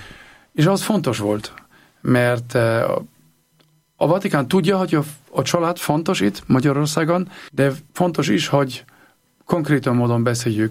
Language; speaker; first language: Hungarian; non-native, learner; German